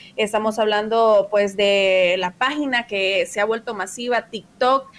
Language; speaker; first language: Spanish; native; Spanish